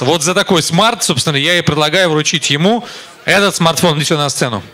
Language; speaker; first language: Russian; native; Russian